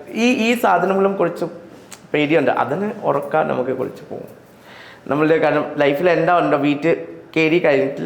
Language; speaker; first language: Malayalam; non-native, learner; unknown